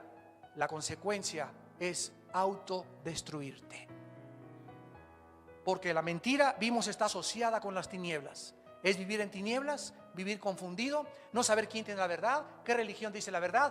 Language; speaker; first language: Spanish; native; Spanish